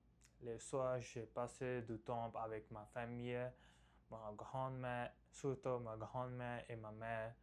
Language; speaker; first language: French; non-native, learner; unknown